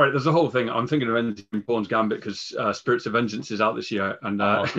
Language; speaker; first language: English; native; English